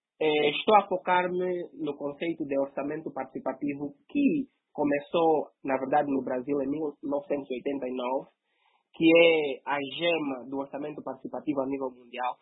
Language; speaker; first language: Portuguese; native; Portuguese